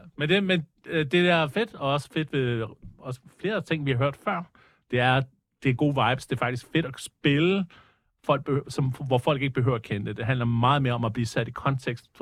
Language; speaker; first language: Danish; early bilingual, other home language; English